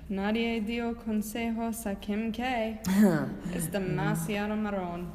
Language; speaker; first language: Spanish; non-native, learner; English